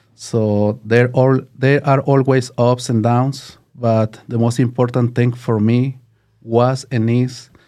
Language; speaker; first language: English; non-native, learner; Spanish